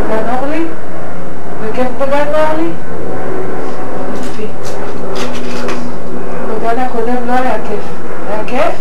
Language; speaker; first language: Hebrew; native; Hebrew